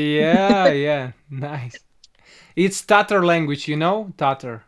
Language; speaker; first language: English; non-native, learner; Russian